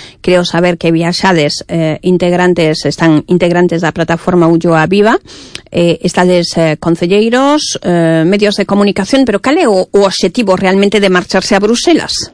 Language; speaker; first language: Galician; native; Galician